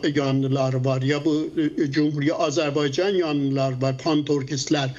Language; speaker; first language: Turkish; non-native, learner; Azerbaijani